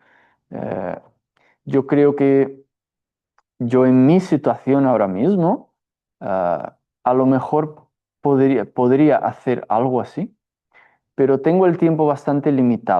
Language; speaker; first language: Spanish; non-native, fluent; Portuguese